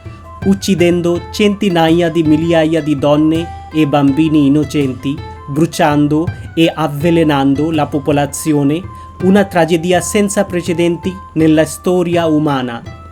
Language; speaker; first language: Italian; non-native, fluent; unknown